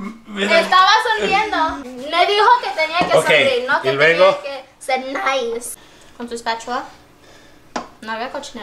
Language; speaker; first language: Spanish; early bilingual, heritage; Spanish